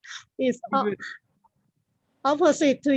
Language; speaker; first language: English; non-native, learner; Thai